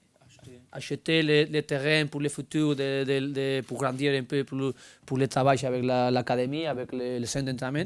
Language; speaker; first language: French; non-native, learner; Spanish